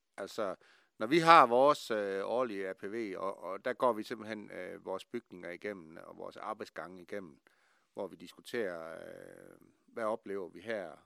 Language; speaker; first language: Danish; native; Danish